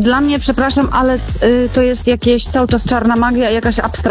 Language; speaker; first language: Polish; native; Polish